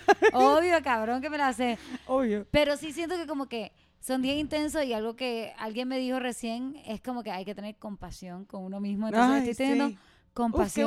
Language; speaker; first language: Spanish; native; Spanish